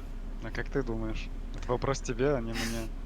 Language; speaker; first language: Russian; non-native, learner; English